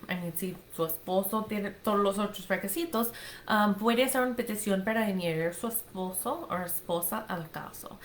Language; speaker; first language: Spanish; non-native, fluent; English